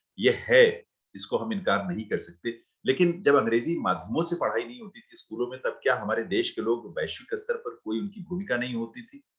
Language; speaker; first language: Hindi; native; Hindi